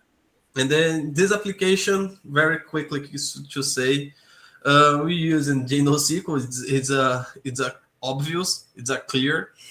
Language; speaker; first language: English; non-native, learner; Portuguese